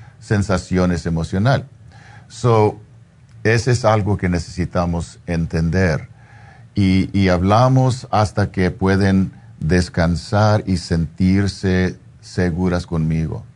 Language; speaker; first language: Spanish; non-native, fluent; English